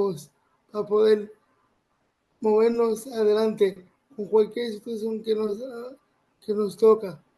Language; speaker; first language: Spanish; early bilingual, other home language; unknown